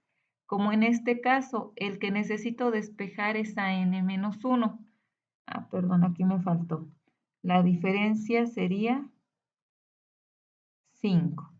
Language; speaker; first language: Spanish; native; Spanish